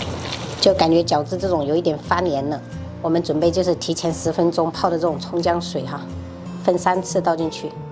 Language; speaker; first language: Chinese; native; Chinese